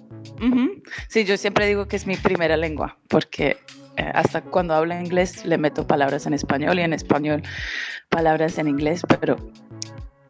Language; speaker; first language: Spanish; early bilingual, heritage; Spanish